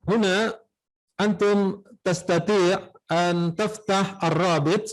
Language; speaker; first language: Arabic; non-native, fluent; Indonesian